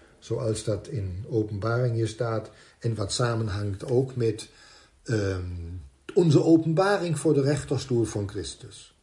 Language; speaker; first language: Dutch; non-native, fluent; German